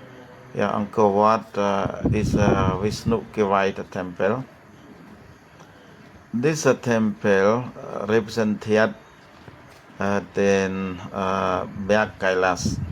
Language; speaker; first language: German; non-native, fluent; Khmer